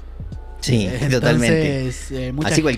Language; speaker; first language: Spanish; native; Spanish